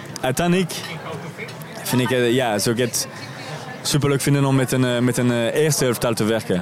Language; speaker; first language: Dutch; non-native, fluent; French